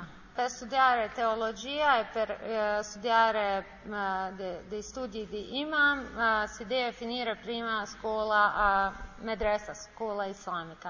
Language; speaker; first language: Italian; non-native, learner; Bosnian